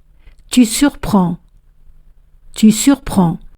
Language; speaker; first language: French; non-native, fluent; Spanish